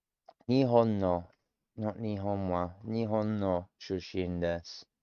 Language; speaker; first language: Japanese; non-native, learner; English